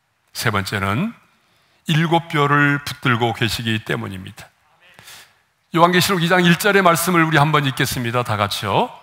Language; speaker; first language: Korean; native; Korean